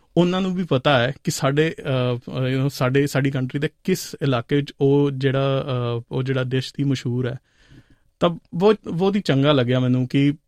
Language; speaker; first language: Punjabi; non-native, local second language; Hindi